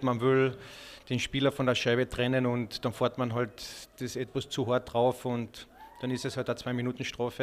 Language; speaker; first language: German; native; German